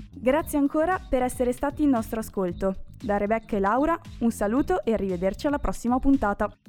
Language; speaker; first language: Italian; native; Italian